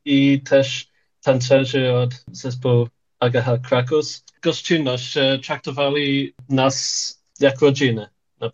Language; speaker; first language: Polish; early bilingual, heritage; English